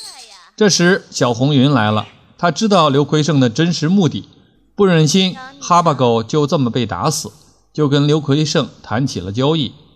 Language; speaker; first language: Chinese; native; Chinese